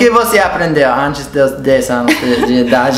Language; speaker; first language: Portuguese; non-native, fluent; English